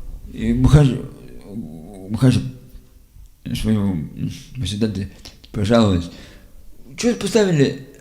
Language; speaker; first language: Russian; non-native, local second language; Lithuanian